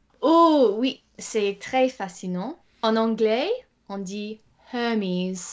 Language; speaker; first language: French; non-native, fluent; English